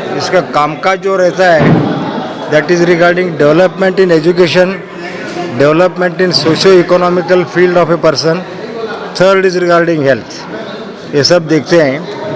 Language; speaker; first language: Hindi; non-native, local second language; Kannada